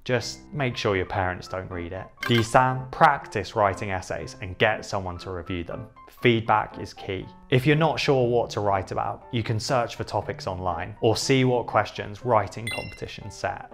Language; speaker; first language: English; native; English